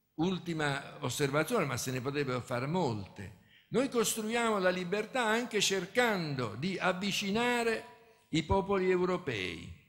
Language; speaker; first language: Italian; native; Italian